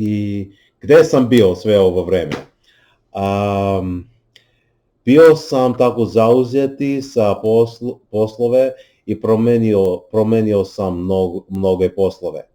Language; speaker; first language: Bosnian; non-native, learner; English